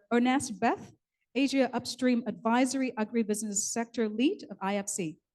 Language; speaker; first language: English; non-native, local second language; Vietnamese